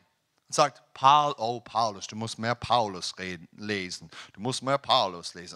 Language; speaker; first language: German; non-native, learner; English